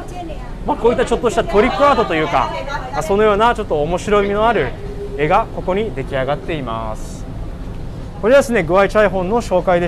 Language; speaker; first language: Japanese; native; Japanese